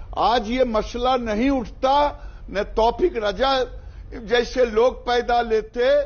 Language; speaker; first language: Hindi; native; Hindi